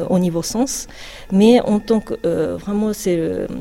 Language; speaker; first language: French; non-native, fluent; Japanese